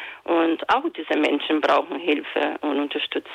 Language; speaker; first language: German; non-native, fluent; Portuguese